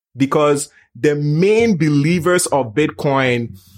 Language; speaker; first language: English; non-native, local second language; Akan